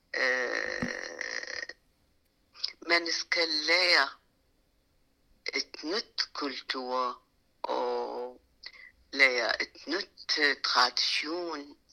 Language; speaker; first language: Danish; non-native, learner; Arabic